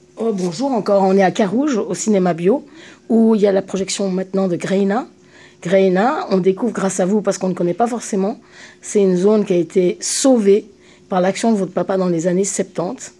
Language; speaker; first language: French; native; French